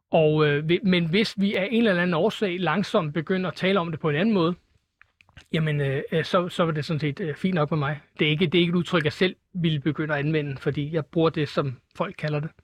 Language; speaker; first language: Danish; native; Danish